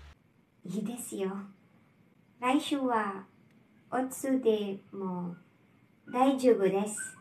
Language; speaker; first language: Japanese; non-native, learner; Filipino